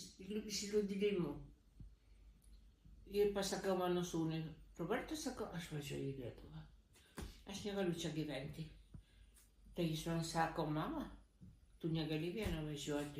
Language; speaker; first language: Lithuanian; early bilingual, heritage; Lithuanian